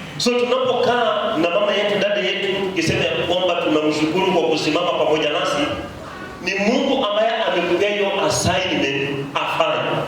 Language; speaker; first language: Swahili; native; Swahili